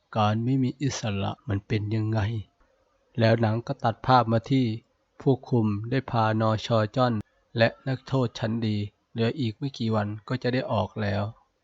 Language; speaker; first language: Thai; native; Thai